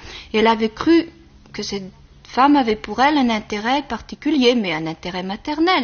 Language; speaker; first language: French; native; French